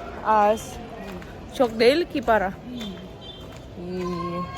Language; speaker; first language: Turkish; non-native, learner; Indonesian